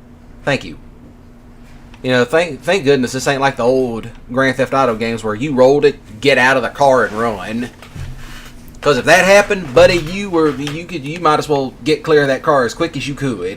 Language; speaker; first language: English; native; English